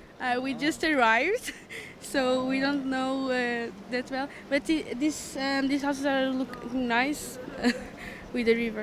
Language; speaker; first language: English; non-native, learner; Italian